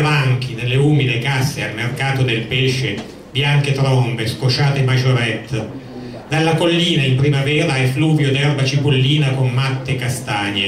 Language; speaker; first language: Italian; native; Italian